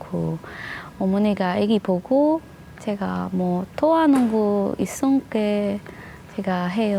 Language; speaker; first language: Korean; non-native, learner; Filipino